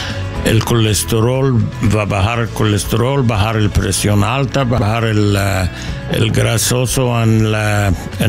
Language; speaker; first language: Spanish; non-native, learner; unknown